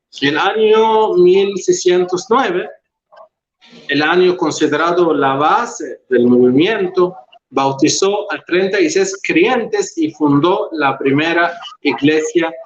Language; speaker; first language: Spanish; non-native, local second language; Arabic